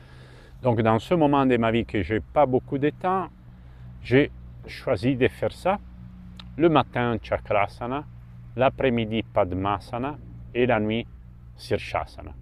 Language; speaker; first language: French; non-native, fluent; Italian